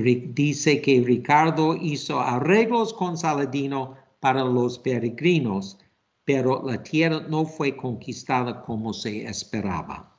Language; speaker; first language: Spanish; non-native, fluent; English